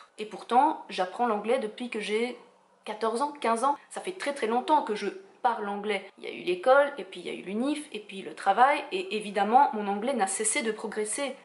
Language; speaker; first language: French; native; French